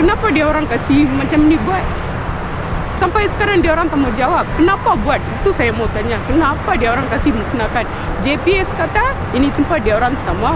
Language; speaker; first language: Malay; non-native, local second language; Tamil